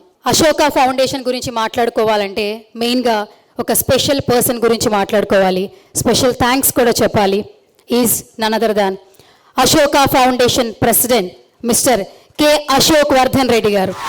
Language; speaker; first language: Telugu; native; Telugu